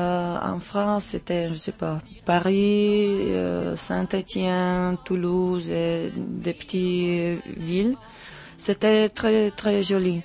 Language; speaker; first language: French; non-native, learner; Czech